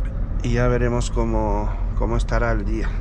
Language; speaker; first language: Spanish; non-native, local second language; Catalan